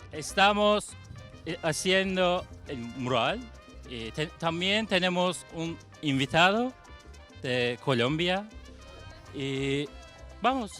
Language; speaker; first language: Spanish; non-native, learner; Turkish